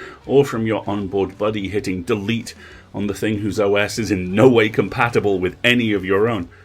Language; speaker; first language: English; native; English